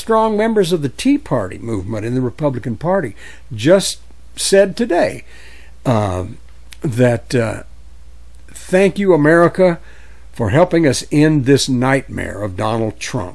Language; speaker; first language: English; native; English